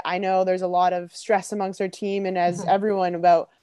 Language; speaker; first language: English; native; English